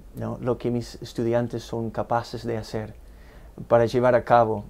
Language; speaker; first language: Spanish; non-native, fluent; English